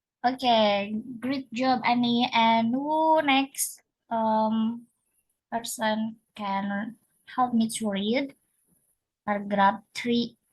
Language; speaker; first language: English; non-native, learner; Indonesian